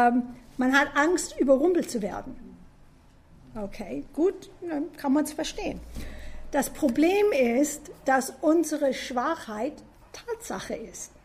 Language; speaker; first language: German; non-native, fluent; English